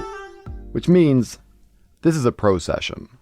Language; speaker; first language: English; native; English